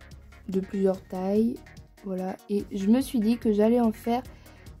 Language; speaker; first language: French; native; French